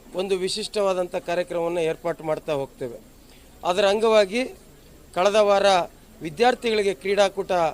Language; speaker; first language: Kannada; native; Kannada